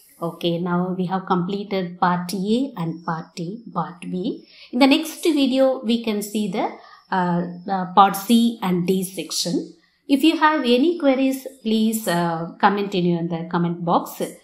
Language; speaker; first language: English; non-native, local second language; Tamil